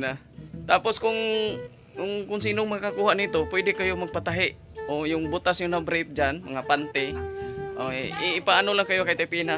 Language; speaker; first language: Filipino; native; Filipino